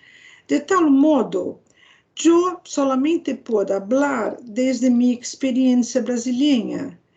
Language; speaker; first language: Spanish; non-native, fluent; Portuguese